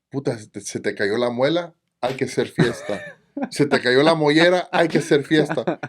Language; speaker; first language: Spanish; early bilingual, heritage; Spanish